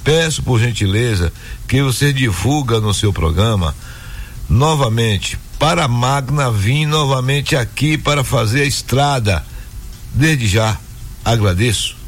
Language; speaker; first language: Portuguese; native; Portuguese